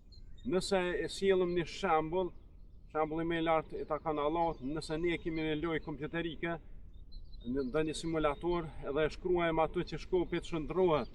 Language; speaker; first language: Albanian; native; Albanian